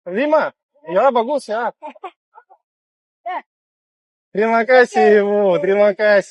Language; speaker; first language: Indonesian; non-native, learner; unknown